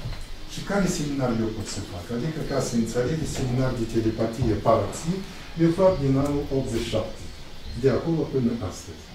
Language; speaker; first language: Romanian; non-native, local second language; Russian